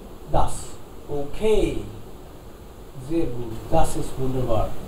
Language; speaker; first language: German; non-native, fluent; Hindi